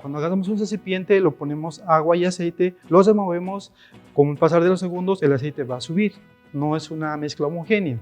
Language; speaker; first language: Spanish; native; Spanish